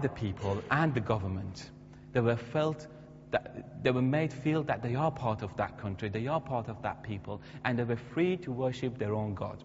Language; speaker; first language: English; non-native, fluent; Persian